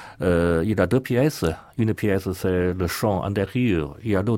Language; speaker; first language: French; non-native, learner; Chinese